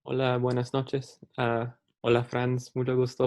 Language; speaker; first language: Spanish; early bilingual, heritage; Spanish